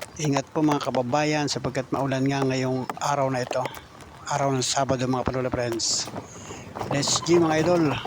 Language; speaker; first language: Filipino; native; Filipino